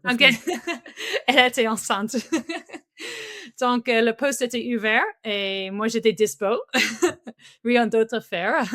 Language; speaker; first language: French; non-native, fluent; English